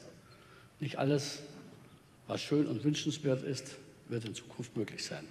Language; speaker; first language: German; native; German